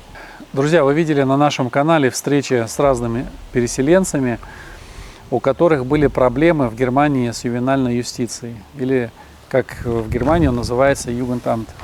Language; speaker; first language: Russian; native; Russian